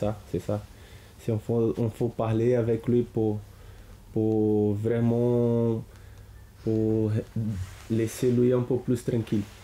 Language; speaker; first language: French; non-native, learner; Portuguese